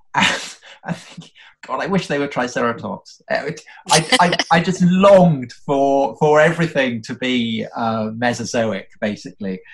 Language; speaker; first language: English; native; English